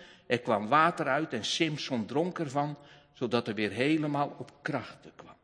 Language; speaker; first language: Dutch; native; Dutch